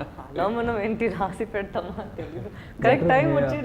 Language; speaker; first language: Telugu; non-native, fluent; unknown